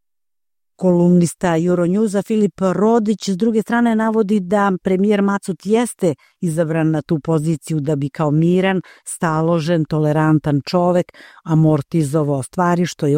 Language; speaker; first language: Croatian; native; Croatian